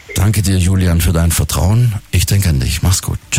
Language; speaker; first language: German; native; German